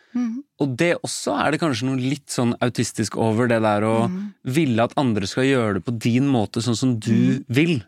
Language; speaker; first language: Norwegian; native; Norwegian